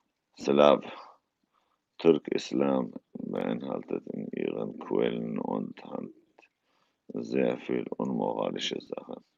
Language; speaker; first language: German; non-native, fluent; Kurdish